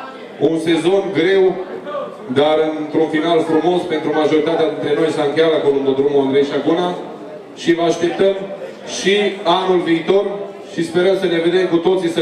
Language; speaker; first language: Romanian; native; Romanian